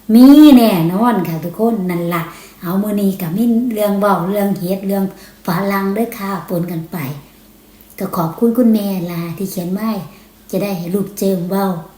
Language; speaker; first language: Thai; native; Thai